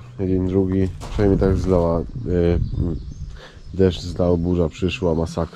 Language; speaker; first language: Polish; native; Polish